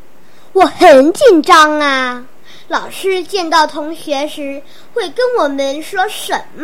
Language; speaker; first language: Chinese; non-native, local second language; Cantonese